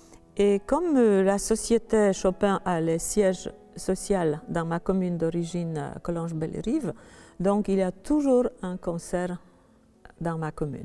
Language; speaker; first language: French; non-native, fluent; Polish